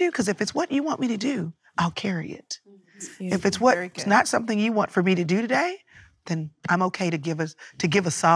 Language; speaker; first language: English; native; English